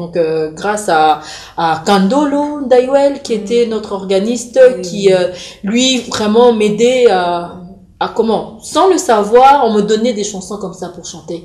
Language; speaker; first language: French; non-native, local second language; Lingala